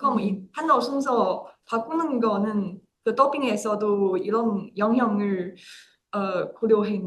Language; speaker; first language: Korean; non-native, fluent; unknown